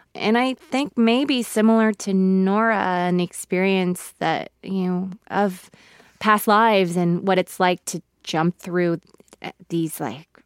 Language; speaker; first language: English; early bilingual, other home language; Korean